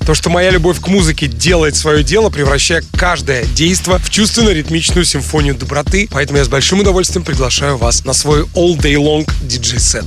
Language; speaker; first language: Russian; native; Russian